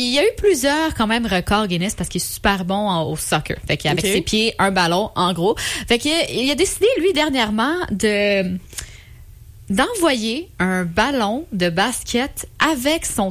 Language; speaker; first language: French; native; French